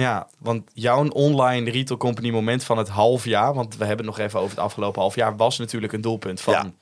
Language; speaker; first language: Dutch; native; Dutch